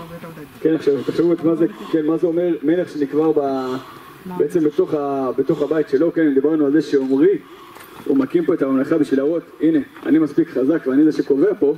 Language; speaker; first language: Hebrew; native; Hebrew